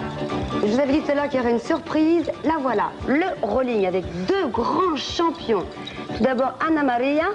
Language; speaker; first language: French; native; French